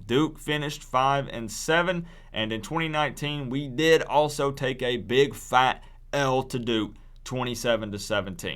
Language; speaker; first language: English; native; English